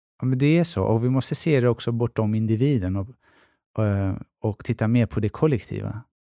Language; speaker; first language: Swedish; early bilingual, other home language; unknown